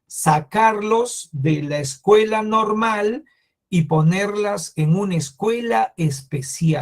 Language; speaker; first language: Spanish; native; Spanish